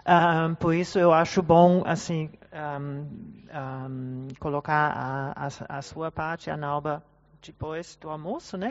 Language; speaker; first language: Portuguese; non-native, fluent; German